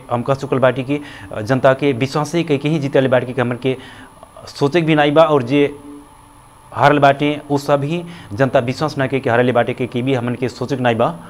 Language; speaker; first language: Bhojpuri; non-native, local second language; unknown